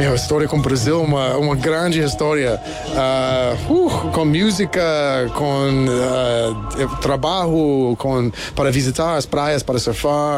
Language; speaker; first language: Portuguese; non-native, learner; English